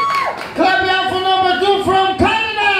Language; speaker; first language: English; non-native, learner; Spanish